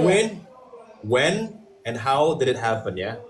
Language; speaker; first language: English; non-native, learner; Indonesian